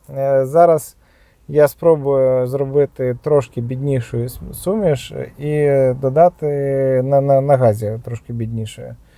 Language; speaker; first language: Ukrainian; non-native, local second language; Russian